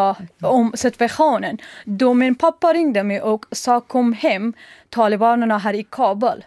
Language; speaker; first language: Swedish; non-native, learner; Persian